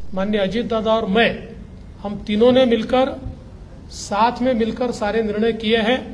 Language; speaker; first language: Hindi; non-native, local second language; Marathi